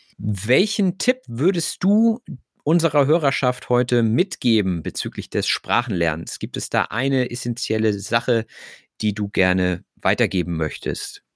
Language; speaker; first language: German; native; German